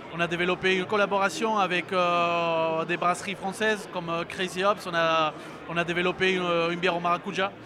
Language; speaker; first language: French; non-native, fluent; Spanish